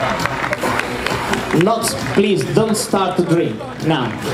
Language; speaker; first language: English; non-native, learner; Italian